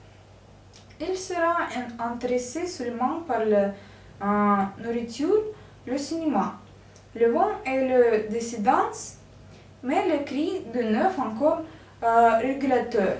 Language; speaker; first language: French; non-native, learner; Russian